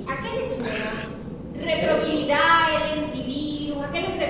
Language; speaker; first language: Spanish; native; Spanish